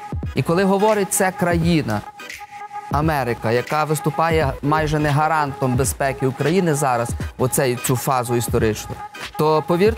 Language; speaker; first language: Ukrainian; native; Ukrainian